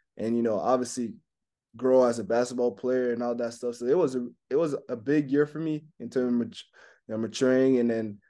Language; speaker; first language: English; non-native, fluent; French